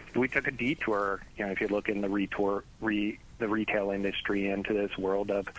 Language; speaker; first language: English; native; English